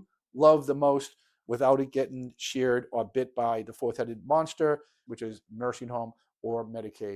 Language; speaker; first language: English; native; English